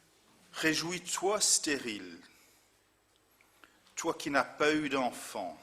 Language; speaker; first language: French; non-native, fluent; English